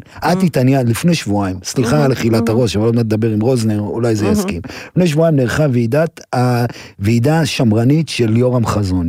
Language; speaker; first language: Hebrew; native; Hebrew